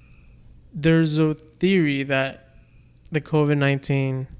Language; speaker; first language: English; native; English